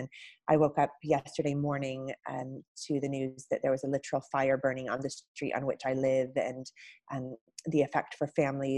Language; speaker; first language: English; native; English